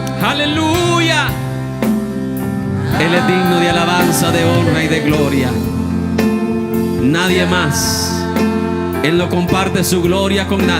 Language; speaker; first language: Spanish; native; Spanish